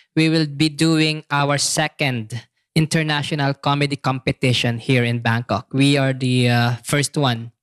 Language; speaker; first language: English; non-native, local second language; Filipino